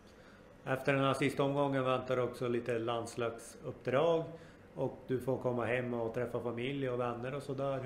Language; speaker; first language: Swedish; native; Swedish